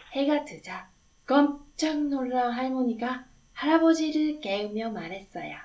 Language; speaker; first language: Korean; non-native, fluent; Japanese